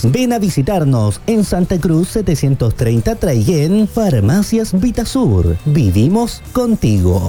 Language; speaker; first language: Spanish; native; Spanish